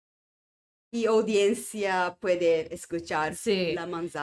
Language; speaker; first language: Spanish; non-native, learner; Japanese